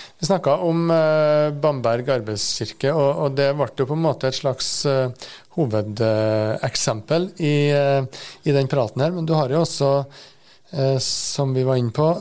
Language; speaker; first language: Norwegian; native; Norwegian